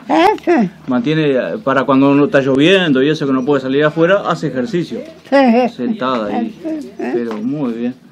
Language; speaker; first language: Spanish; native; Spanish